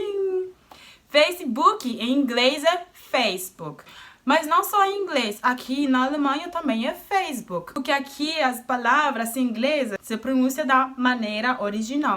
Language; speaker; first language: Portuguese; non-native, fluent; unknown